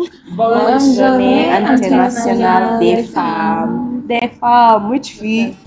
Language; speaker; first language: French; non-native, learner; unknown